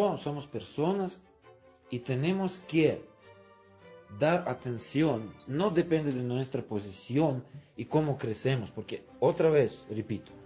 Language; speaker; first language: Spanish; non-native, fluent; Russian